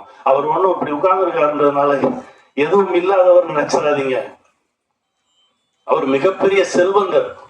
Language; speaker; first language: Tamil; native; Tamil